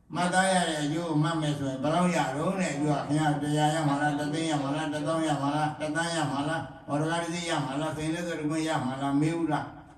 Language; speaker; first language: Burmese; native; Burmese